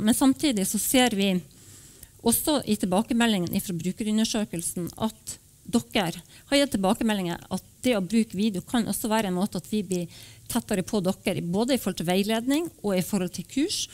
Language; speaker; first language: Norwegian; native; Norwegian